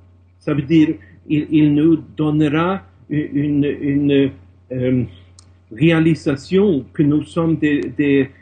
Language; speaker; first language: French; non-native, fluent; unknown